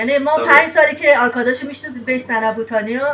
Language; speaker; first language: Turkish; non-native, learner; Persian